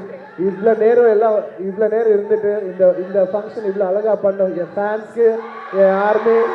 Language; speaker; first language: Tamil; non-native, local second language; Telugu